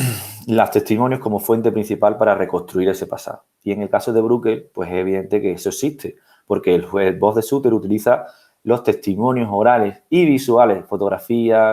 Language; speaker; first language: Spanish; native; Spanish